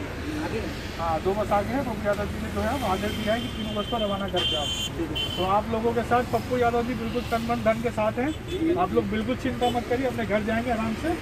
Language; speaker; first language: Hindi; native; Hindi